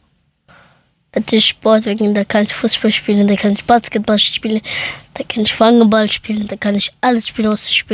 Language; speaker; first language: German; early bilingual, other home language; Persian